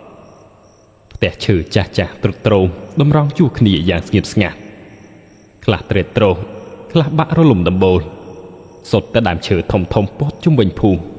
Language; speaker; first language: Khmer; native; Khmer